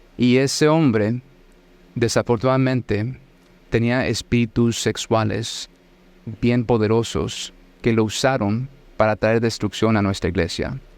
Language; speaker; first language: Spanish; early bilingual, heritage; Spanish